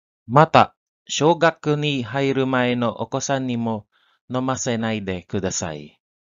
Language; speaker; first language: Japanese; non-native, learner; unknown